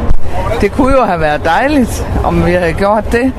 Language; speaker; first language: Danish; native; Danish